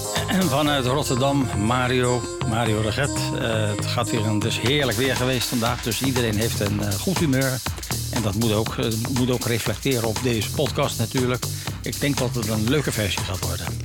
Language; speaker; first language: Dutch; native; Dutch